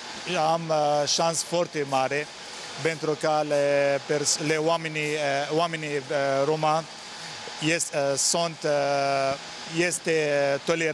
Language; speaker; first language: Romanian; non-native, learner; Arabic